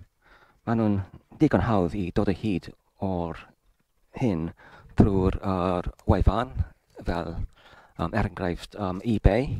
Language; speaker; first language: Welsh; non-native, learner; English